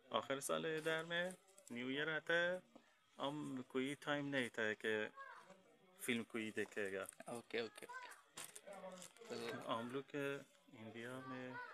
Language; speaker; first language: Hindi; non-native, learner; Persian